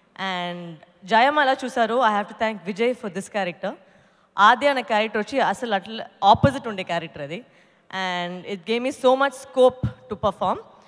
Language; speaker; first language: Telugu; non-native, local second language; Tamil